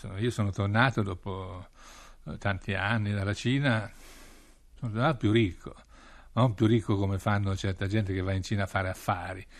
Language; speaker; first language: Italian; native; Italian